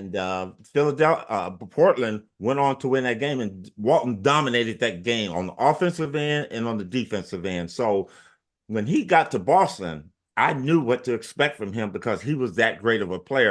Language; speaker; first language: English; native; English